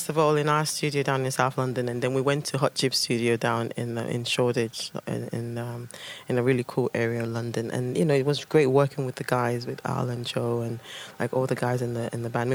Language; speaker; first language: English; non-native, local second language; Ibibio